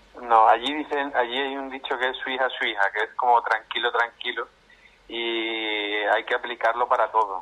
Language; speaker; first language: Spanish; native; Spanish